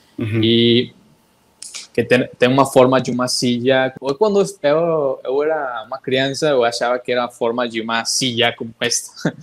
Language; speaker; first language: Portuguese; non-native, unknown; Spanish